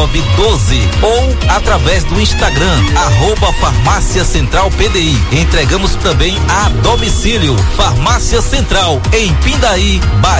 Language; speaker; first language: Portuguese; native; Portuguese